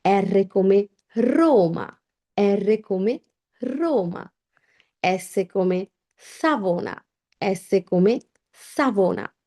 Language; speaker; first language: Italian; non-native, fluent; Bangla